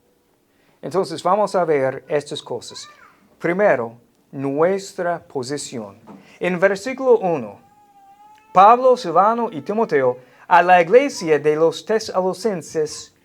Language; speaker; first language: Spanish; non-native, fluent; English